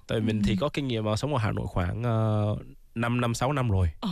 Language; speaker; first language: Vietnamese; early bilingual, heritage; Vietnamese